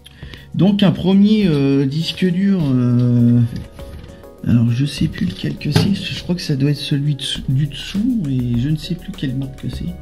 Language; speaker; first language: French; native; French